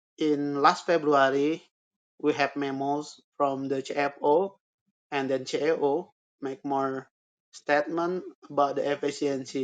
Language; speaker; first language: English; non-native, learner; Indonesian